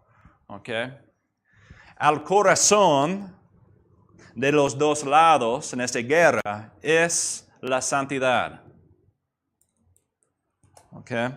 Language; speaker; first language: Spanish; non-native, fluent; English